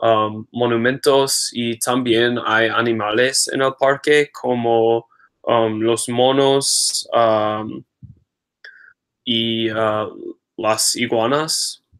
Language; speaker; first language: Spanish; non-native, learner; English